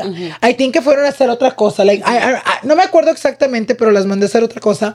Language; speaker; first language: Spanish; early bilingual, heritage; Spanish